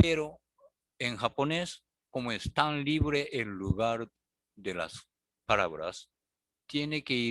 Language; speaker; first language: Spanish; non-native, learner; Japanese